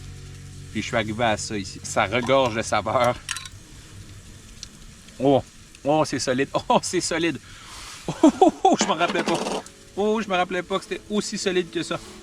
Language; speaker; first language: French; native; French